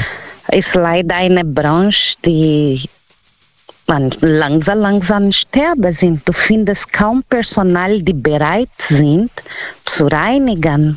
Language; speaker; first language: German; non-native, learner; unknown